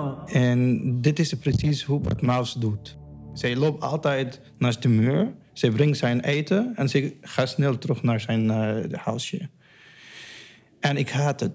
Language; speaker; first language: Dutch; non-native, learner; Arabic